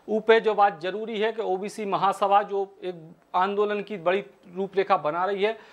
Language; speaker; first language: Hindi; native; Hindi